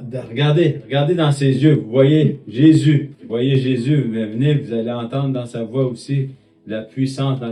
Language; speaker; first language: French; native; French